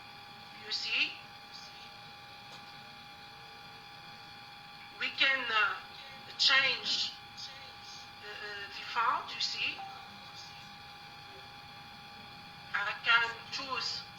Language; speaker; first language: English; non-native, learner; Arabic